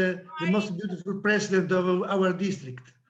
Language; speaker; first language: English; non-native, learner; Italian